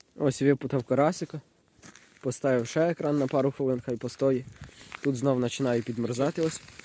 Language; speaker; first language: Ukrainian; native; Ukrainian